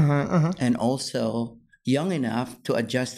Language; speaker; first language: English; non-native, local second language; Filipino